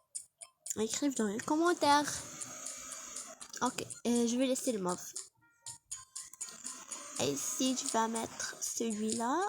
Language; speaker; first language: French; non-native, learner; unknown